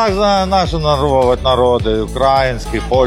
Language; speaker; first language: Polish; non-native, learner; Ukrainian